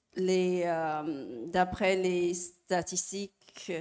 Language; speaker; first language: French; non-native, fluent; Chinese